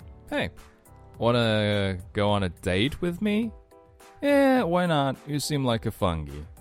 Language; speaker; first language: English; non-native, fluent; Chinese